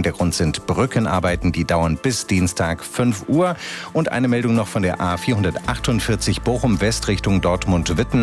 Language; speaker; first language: German; native; German